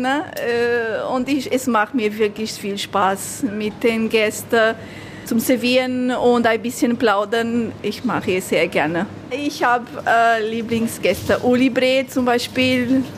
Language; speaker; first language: German; non-native, fluent; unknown